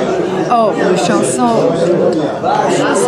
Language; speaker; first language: French; non-native, fluent; English